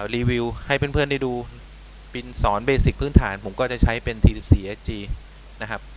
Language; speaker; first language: Thai; native; Thai